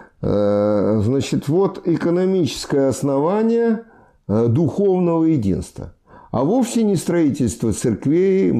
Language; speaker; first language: Russian; native; Russian